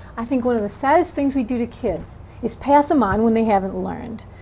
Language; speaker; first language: English; native; English